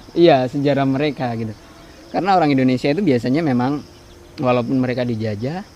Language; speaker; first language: Indonesian; native; Indonesian